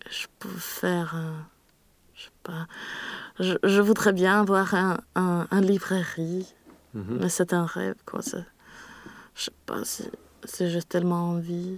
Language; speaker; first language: French; non-native, learner; Swedish